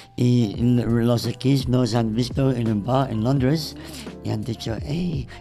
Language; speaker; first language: Spanish; non-native, learner; English